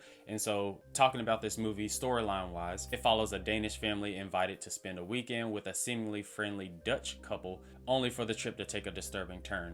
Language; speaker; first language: English; native; English